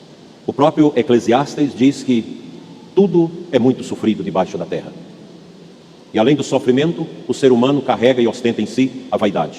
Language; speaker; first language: Portuguese; native; Portuguese